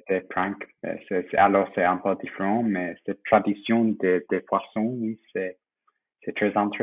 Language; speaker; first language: French; non-native, fluent; English